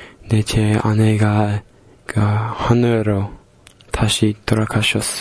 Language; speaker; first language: Korean; non-native, fluent; English